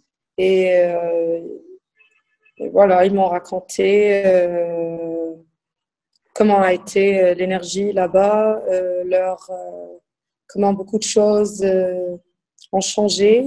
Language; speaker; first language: French; non-native, local second language; Arabic